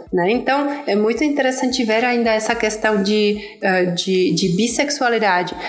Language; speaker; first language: Portuguese; non-native, fluent; Czech